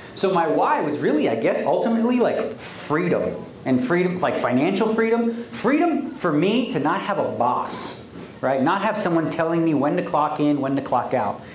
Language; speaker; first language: English; native; English